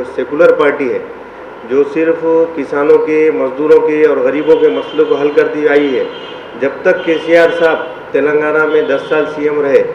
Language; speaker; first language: Hindi; non-native, local second language; Urdu